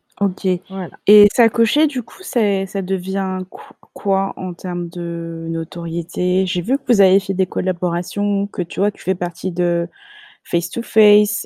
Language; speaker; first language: French; native; French